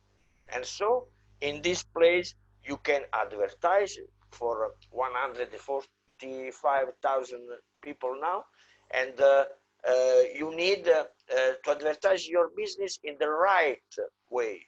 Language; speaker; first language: English; non-native, fluent; Italian